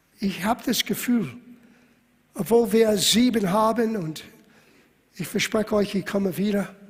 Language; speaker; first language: German; non-native, fluent; English